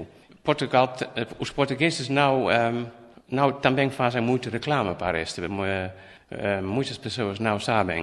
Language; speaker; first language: Portuguese; non-native, learner; Dutch